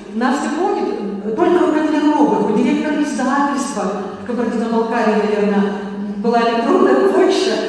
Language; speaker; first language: Russian; non-native, local second language; Karachay-Balkar